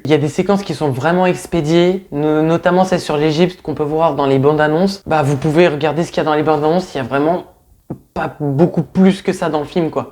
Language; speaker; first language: French; native; French